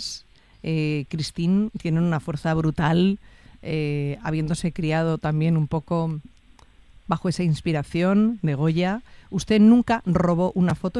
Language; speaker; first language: Spanish; native; Spanish